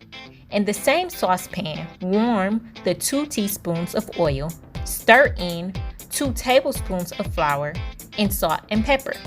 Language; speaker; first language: English; native; English